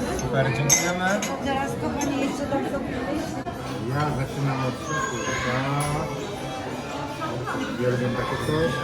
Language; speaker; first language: Polish; native; Polish